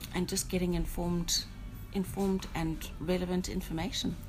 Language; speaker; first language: English; native; English